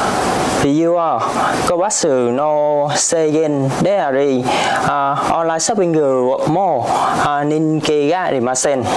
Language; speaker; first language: Japanese; non-native, learner; Vietnamese